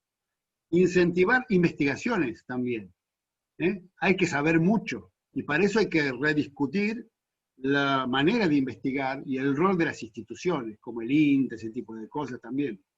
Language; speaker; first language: Spanish; native; Spanish